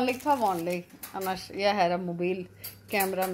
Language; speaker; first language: Swedish; non-native, learner; Punjabi